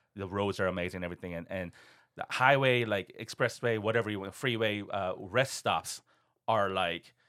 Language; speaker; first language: English; non-native, fluent; Korean